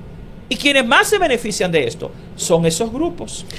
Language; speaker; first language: Spanish; native; Spanish